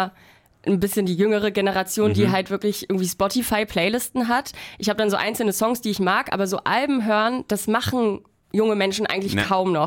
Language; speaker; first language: German; native; German